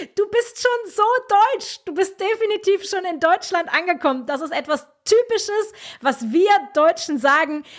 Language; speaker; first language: German; native; German